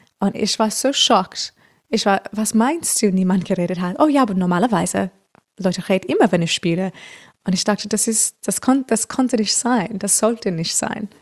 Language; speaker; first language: German; non-native, fluent; English